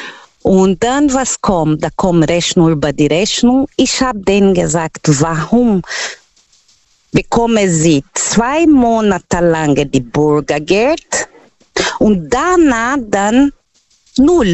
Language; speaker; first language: German; non-native, learner; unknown